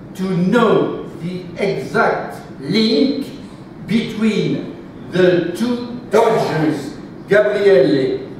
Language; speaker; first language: English; non-native, fluent; French